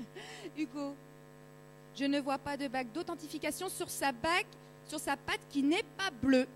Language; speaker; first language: French; native; French